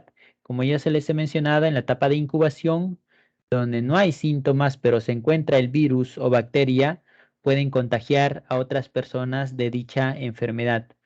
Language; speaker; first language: Spanish; native; Spanish